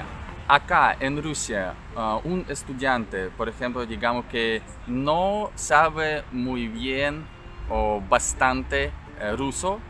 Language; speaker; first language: Spanish; non-native, learner; Russian